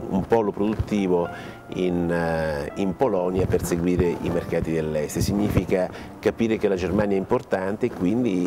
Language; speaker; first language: Italian; native; Italian